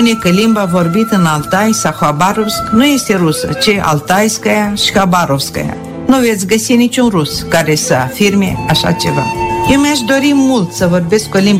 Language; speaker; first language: Romanian; non-native, local second language; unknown